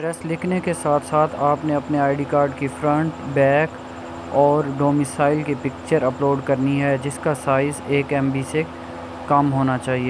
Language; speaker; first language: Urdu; non-native, local second language; Punjabi